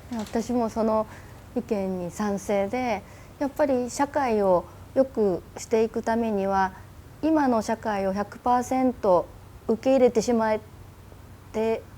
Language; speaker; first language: Japanese; native; Japanese